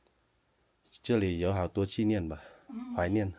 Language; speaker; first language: Chinese; non-native, learner; Vietnamese